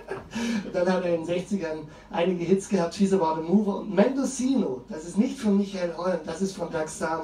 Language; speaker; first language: German; native; German